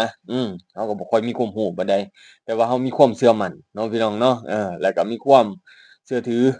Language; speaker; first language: Thai; non-native, local second language; Northeastern Thai